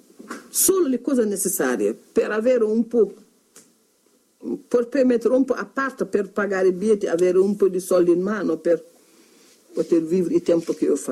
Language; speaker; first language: Italian; non-native, learner; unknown